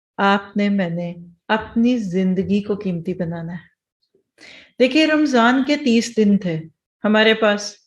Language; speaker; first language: Urdu; early bilingual, heritage; Urdu